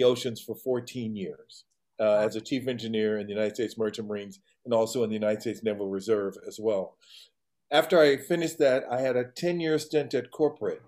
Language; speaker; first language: English; native; English